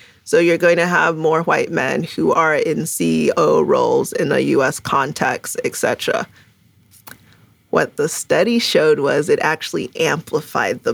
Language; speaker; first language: English; early bilingual, other home language; Akan